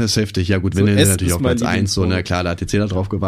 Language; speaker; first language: German; native; German